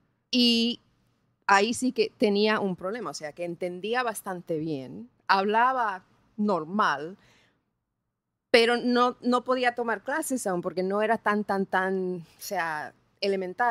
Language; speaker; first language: Spanish; early bilingual, heritage; Spanish